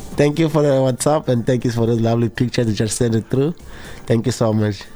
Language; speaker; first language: English; non-native, local second language; Zulu